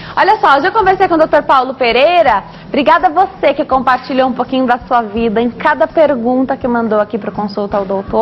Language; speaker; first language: Portuguese; native; Portuguese